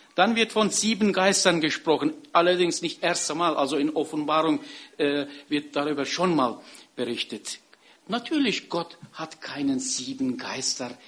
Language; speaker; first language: German; non-native, fluent; Turkish